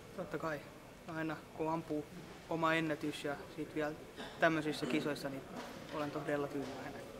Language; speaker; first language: Finnish; non-native, local second language; Swedish